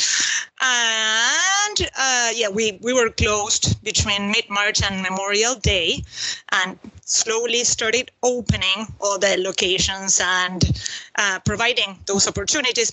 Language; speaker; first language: English; non-native, fluent; Spanish